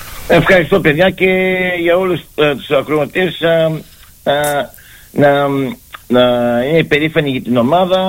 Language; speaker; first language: Greek; early bilingual, heritage; Greek